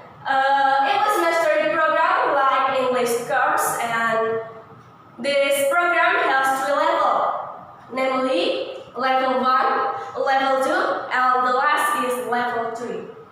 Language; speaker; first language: English; non-native, learner; Indonesian